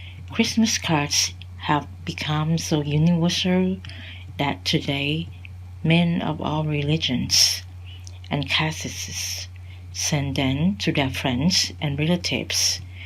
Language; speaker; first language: English; non-native, fluent; Thai